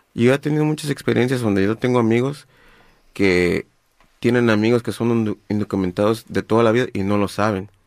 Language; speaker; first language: Spanish; native; Spanish